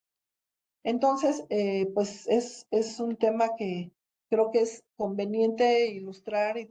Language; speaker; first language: Spanish; native; Spanish